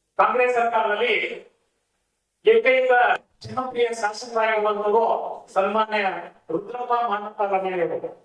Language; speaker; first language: Kannada; non-native, local second language; Lambadi